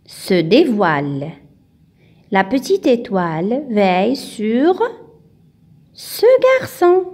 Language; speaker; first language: French; non-native, local second language; Arabic